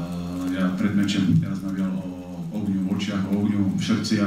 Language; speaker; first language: Polish; non-native, learner; Slovak